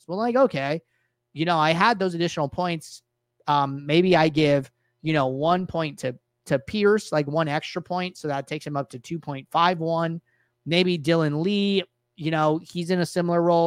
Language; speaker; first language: English; native; English